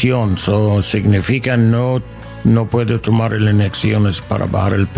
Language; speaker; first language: Spanish; non-native, learner; English